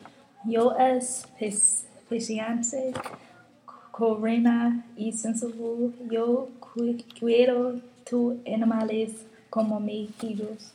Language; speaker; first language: Spanish; non-native, learner; English